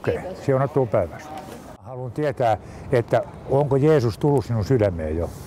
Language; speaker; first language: Finnish; native; Finnish